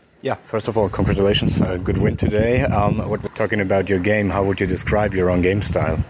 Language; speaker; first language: English; non-native, fluent; German